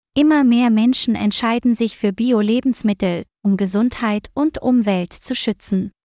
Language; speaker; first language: German; non-native, learner; Vietnamese